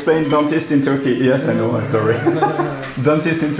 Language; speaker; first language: English; non-native, learner; French